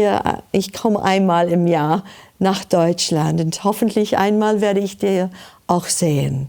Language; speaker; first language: German; non-native, learner; English